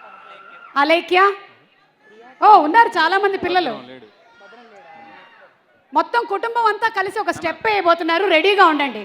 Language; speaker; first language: Telugu; native; Telugu